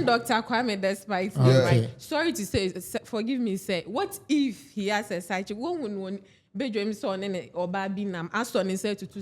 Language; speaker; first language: English; non-native, local second language; Akan